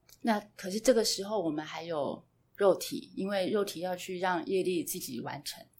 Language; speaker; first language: Chinese; native; Chinese